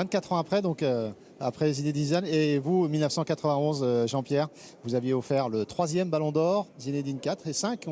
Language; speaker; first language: French; native; French